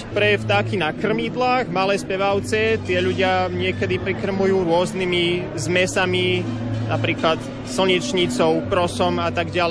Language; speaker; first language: Slovak; native; Slovak